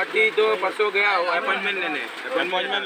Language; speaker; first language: Hindi; non-native, local second language; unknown